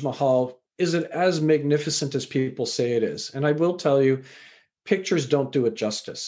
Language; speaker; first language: English; native; English